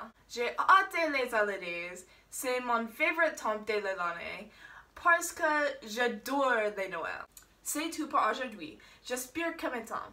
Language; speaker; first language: French; non-native, learner; English